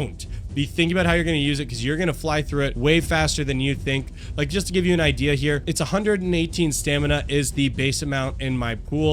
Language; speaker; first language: English; native; English